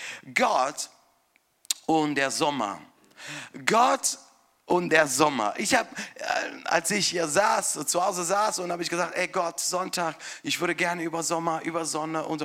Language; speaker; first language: German; non-native, fluent; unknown